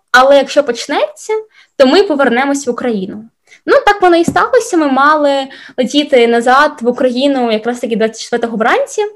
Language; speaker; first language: Ukrainian; non-native, local second language; Russian